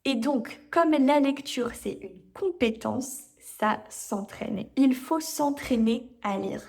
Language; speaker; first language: French; native; French